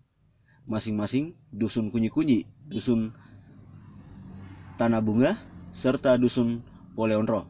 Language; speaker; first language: Indonesian; native; Indonesian